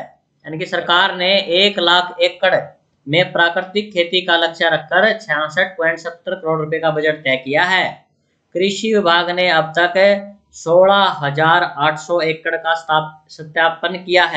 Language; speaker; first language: Hindi; native; Hindi